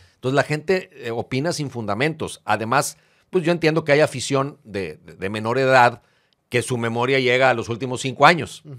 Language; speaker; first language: Spanish; native; Spanish